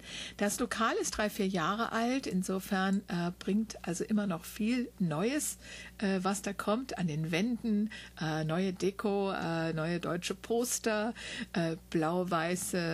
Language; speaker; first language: German; native; German